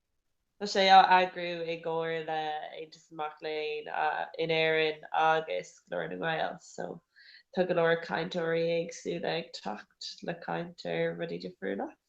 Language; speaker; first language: Irish; non-native, local second language; English